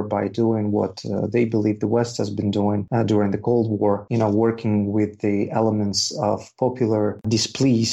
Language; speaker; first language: English; non-native, fluent; Russian